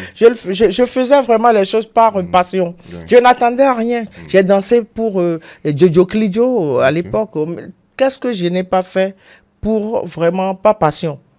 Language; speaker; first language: French; non-native, local second language; Yoruba